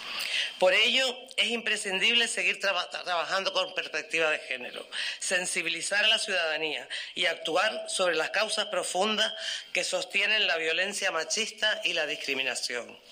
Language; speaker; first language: Spanish; native; Spanish